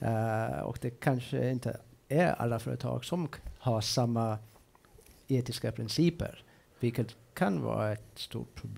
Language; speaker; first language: Swedish; non-native, fluent; English